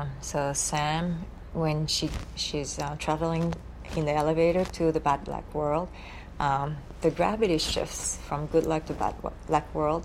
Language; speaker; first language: English; non-native, fluent; Japanese